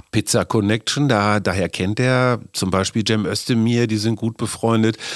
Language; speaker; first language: German; native; German